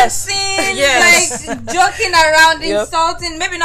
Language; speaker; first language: English; non-native, local second language; Yoruba